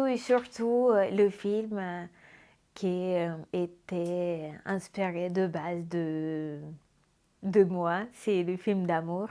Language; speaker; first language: French; non-native, fluent; Russian